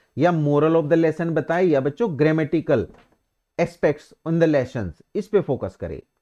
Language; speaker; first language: Hindi; native; Hindi